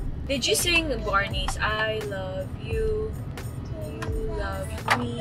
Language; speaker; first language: English; non-native, local second language; Filipino